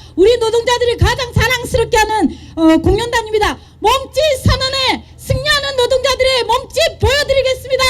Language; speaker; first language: Korean; native; Korean